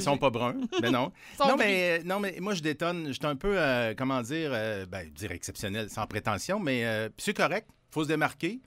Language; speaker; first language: French; native; French